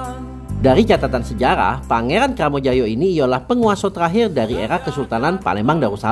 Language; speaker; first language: Indonesian; native; Indonesian